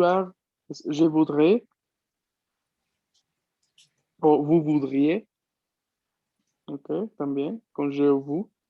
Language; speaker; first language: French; non-native, fluent; Spanish